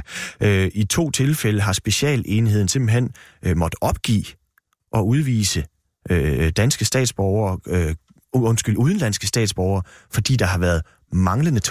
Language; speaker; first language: Danish; native; Danish